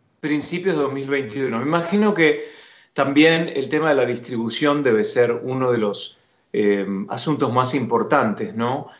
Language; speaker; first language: Spanish; native; Spanish